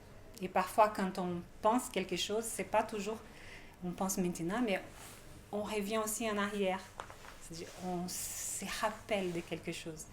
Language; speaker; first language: French; non-native, fluent; Portuguese